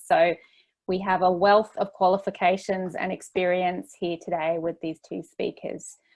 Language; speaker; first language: English; native; English